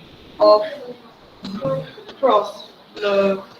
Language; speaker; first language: English; non-native, learner; Chinese